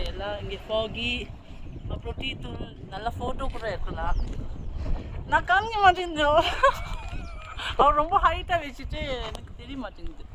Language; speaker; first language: Tamil; non-native, local second language; Tibetan